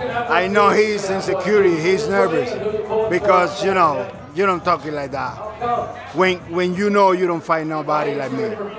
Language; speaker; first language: English; non-native, learner; Spanish